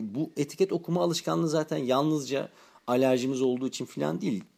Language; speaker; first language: Turkish; native; Turkish